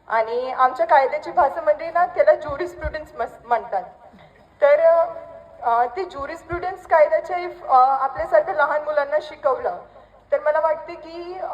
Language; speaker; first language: Marathi; non-native, local second language; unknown